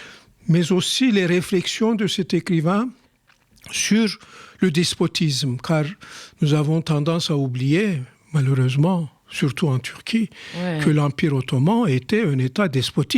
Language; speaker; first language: French; non-native, fluent; Turkish